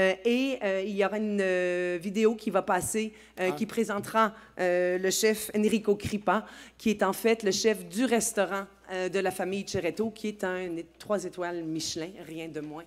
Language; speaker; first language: French; native; French